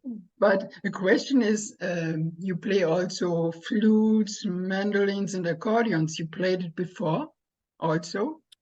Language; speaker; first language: English; non-native, learner; German